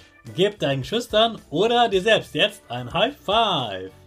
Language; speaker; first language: German; native; German